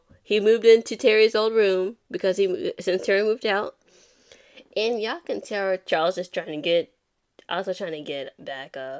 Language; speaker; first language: English; native; English